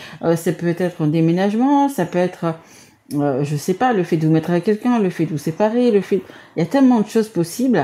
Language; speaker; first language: French; native; French